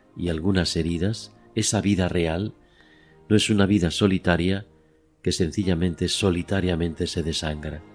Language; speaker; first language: Spanish; native; Spanish